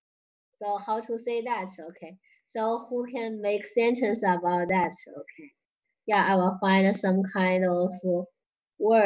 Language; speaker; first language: English; non-native, fluent; Chinese